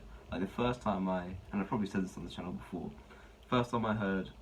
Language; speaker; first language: English; native; English